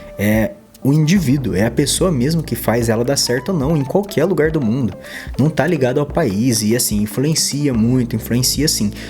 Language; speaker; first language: Portuguese; native; Portuguese